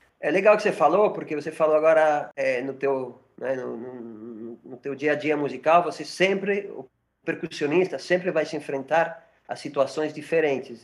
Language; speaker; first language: Portuguese; non-native, fluent; Spanish